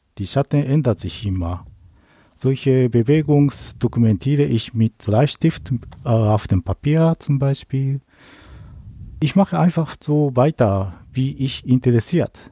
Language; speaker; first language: German; non-native, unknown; Japanese